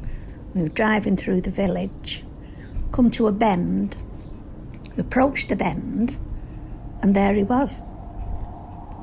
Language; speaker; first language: English; native; English